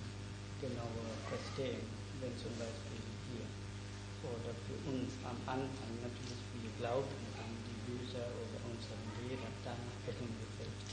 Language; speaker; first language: German; non-native, fluent; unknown